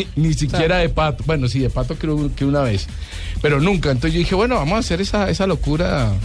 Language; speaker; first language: Spanish; native; Spanish